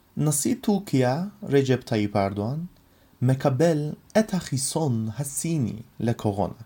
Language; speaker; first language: Hebrew; non-native, fluent; Turkish